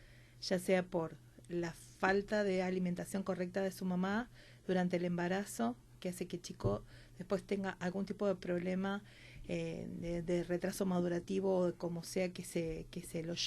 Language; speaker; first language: Spanish; native; Spanish